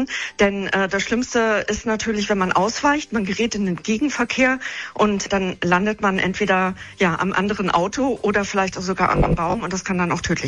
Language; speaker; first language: German; native; German